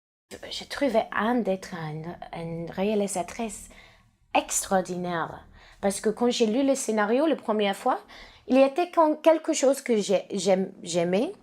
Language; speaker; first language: French; non-native, learner; English